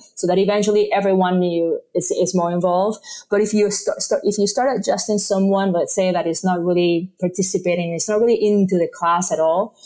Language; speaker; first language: English; non-native, fluent; Spanish